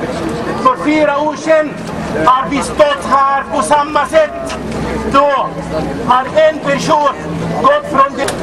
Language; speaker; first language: Swedish; non-native, fluent; Arabic